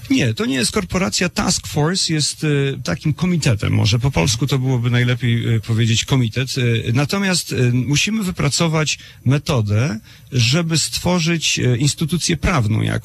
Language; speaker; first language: Polish; native; Polish